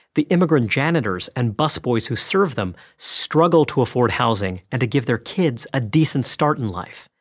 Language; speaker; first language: English; early bilingual, other home language; Bangla